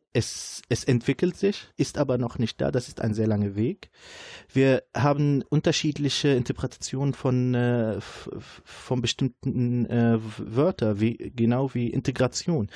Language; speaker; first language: German; non-native, fluent; Arabic